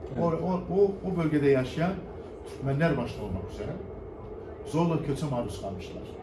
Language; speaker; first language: Turkish; early bilingual, heritage; Turkish